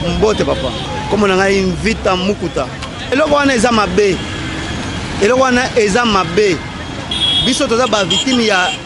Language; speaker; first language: Lingala; non-native, local second language; Luba-Lulua